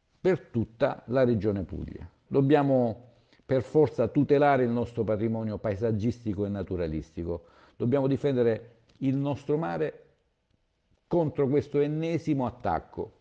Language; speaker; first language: Italian; native; Italian